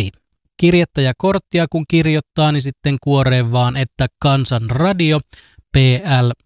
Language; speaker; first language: Finnish; native; Finnish